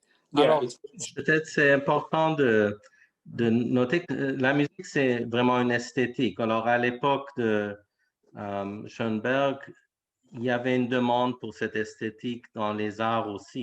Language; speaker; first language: French; non-native, local second language; English